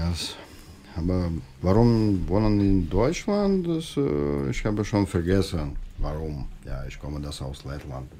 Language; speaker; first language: German; non-native, learner; Russian